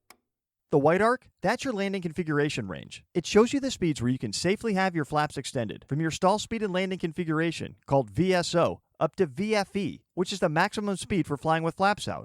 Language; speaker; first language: English; native; English